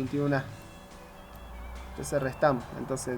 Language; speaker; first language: Spanish; native; Spanish